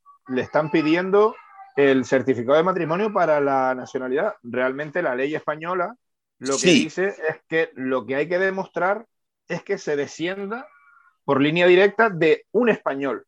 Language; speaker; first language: Spanish; native; Spanish